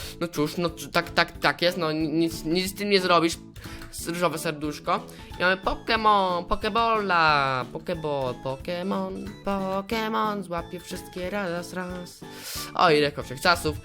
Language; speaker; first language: Polish; native; Polish